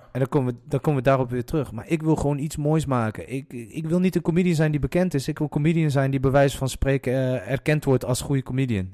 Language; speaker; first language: Dutch; early bilingual, other home language; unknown